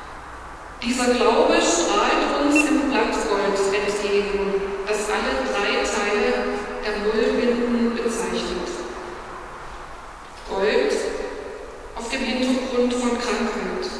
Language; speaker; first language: German; native; German